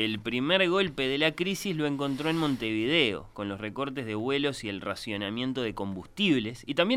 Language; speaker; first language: Spanish; native; Spanish